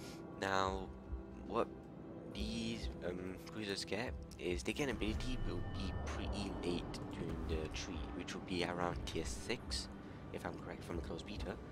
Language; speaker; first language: English; native; English